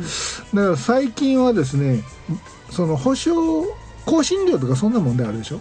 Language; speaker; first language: Japanese; native; Japanese